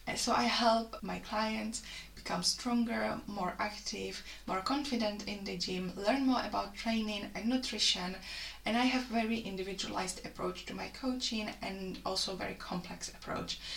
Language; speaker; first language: English; non-native, fluent; Czech